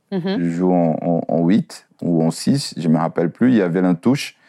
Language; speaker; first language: French; non-native, fluent; Portuguese